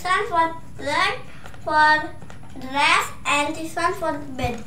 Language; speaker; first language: English; non-native, learner; Indonesian